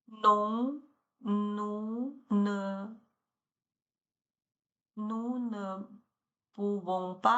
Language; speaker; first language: French; non-native, learner; Chinese